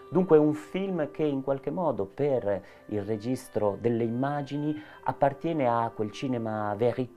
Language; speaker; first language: Italian; native; Italian